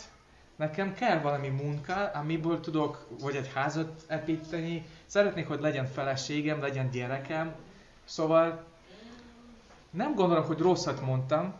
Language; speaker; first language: Hungarian; non-native, fluent; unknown